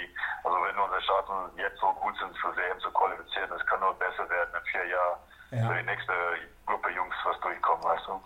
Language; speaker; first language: German; non-native, fluent; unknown